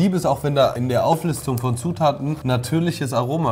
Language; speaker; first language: German; native; German